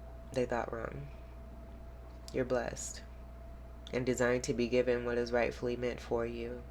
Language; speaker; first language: English; native; English